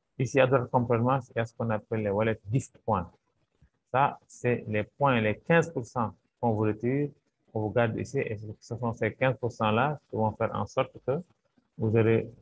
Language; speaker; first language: French; non-native, local second language; Wolof